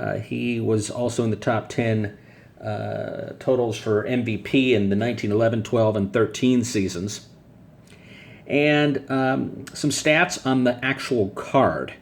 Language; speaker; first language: English; native; English